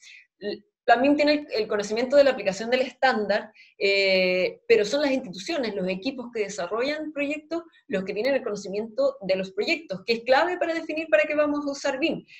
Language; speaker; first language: Spanish; native; Spanish